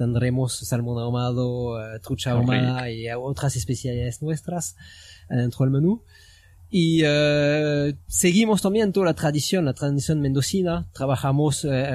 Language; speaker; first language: Spanish; non-native, fluent; French